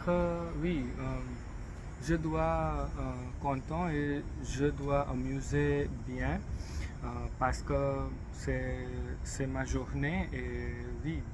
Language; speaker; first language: French; non-native, learner; English